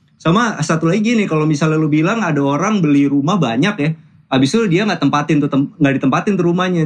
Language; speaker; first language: Indonesian; native; Indonesian